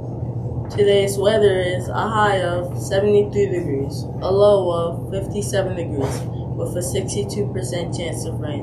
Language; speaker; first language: English; native; English